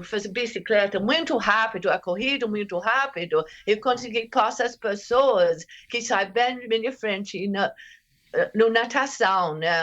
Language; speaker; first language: Portuguese; non-native, fluent; English